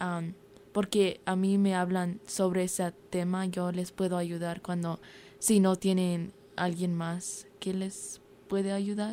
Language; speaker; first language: Spanish; early bilingual, heritage; Spanish